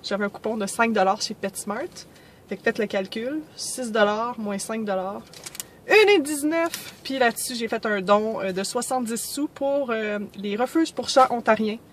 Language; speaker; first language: French; native; French